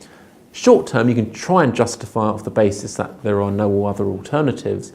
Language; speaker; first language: English; native; English